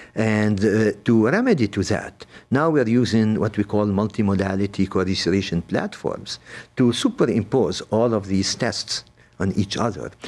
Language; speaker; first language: English; non-native, fluent; Arabic